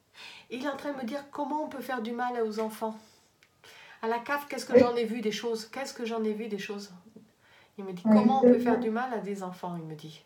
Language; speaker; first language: French; native; French